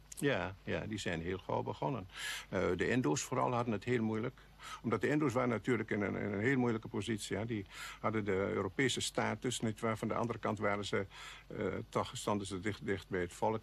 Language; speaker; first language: Dutch; native; Dutch